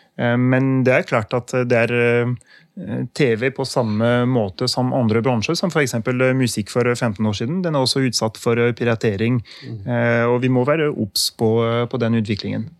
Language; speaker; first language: Norwegian; non-native, fluent; French